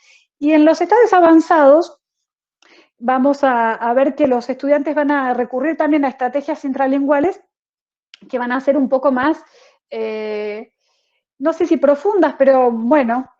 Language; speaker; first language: Spanish; native; Spanish